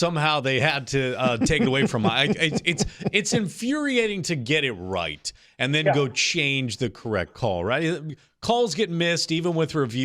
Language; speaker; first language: English; native; English